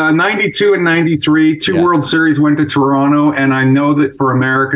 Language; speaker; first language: English; native; English